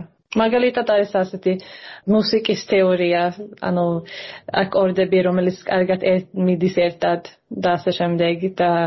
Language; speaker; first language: Georgian; early bilingual, heritage; Georgian